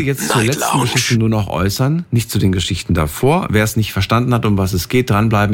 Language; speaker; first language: German; native; German